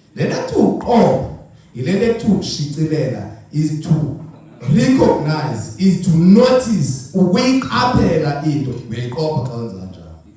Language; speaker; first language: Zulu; non-native, local second language; Xhosa